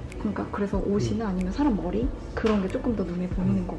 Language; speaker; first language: Korean; native; Korean